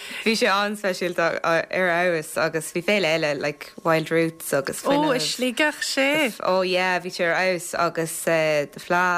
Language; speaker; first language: Irish; non-native, local second language; English